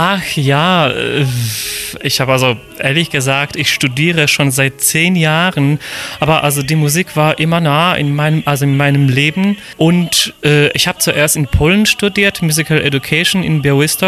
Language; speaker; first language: German; non-native, fluent; Polish